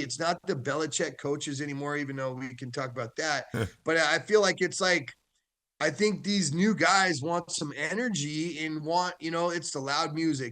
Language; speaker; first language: English; native; English